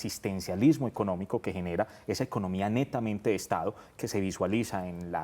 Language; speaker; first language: Spanish; native; Spanish